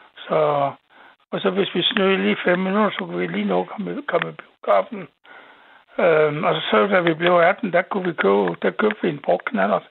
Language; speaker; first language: Danish; native; Danish